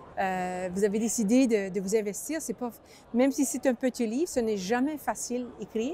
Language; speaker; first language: French; native; French